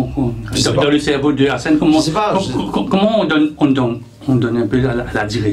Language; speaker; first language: French; non-native, local second language; Morisyen